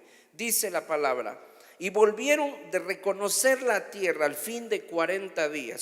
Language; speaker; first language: Spanish; native; Spanish